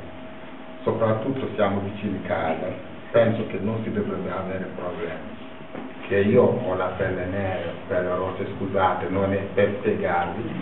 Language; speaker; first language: Italian; non-native, fluent; Wolof